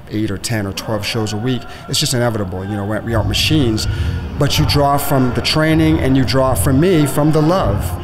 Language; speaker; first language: English; native; English